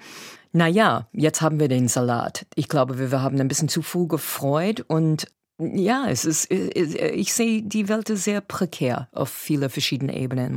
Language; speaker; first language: German; non-native, fluent; English